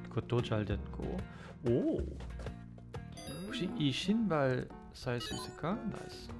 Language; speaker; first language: Korean; non-native, learner; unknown